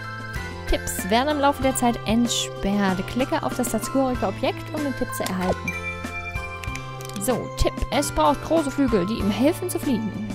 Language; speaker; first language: German; native; German